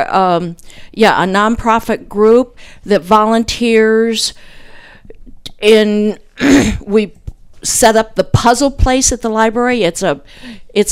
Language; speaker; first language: English; native; English